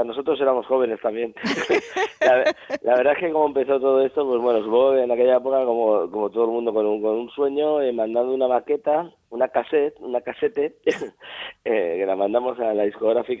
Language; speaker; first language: Spanish; native; Spanish